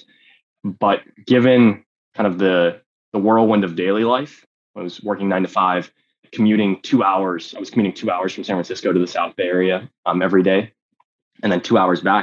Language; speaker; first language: English; native; English